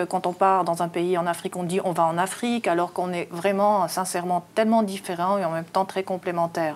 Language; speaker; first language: French; native; French